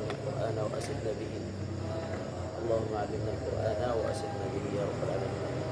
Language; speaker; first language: Arabic; non-native, fluent; Indonesian